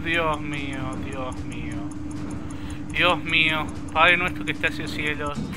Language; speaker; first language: Spanish; native; Spanish